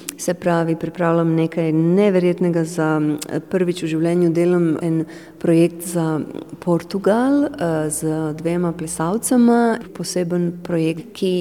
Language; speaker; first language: Slovenian; non-native, fluent; Romanian